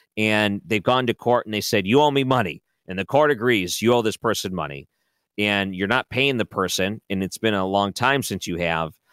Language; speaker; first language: English; native; English